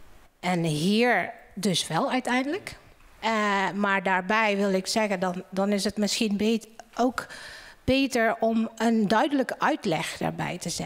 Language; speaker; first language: Dutch; non-native, fluent; Indonesian